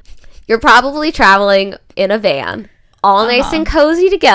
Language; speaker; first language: English; native; English